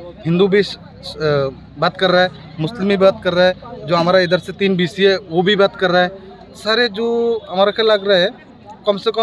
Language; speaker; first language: Hindi; non-native, local second language; Bangla